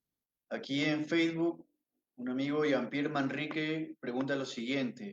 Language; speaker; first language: Spanish; native; Spanish